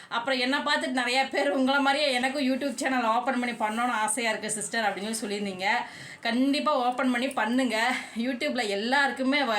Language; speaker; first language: Tamil; native; Tamil